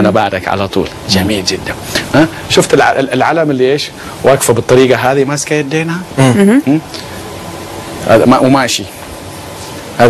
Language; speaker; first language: Arabic; native; Arabic